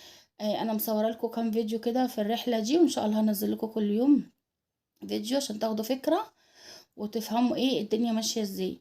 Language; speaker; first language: Arabic; native; Arabic